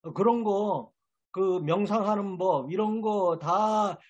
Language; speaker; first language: Korean; native; Korean